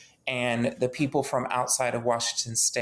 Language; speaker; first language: English; native; English